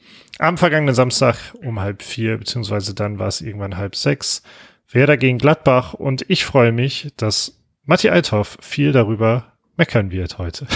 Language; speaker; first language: German; native; German